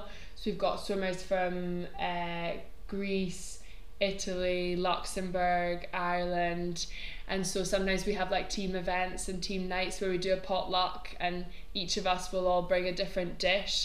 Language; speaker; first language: English; native; English